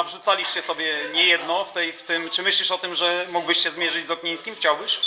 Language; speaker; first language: Polish; native; Polish